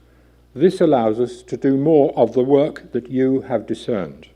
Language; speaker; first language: English; native; English